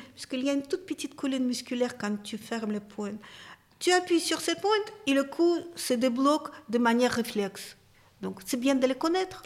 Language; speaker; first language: French; non-native, fluent; Russian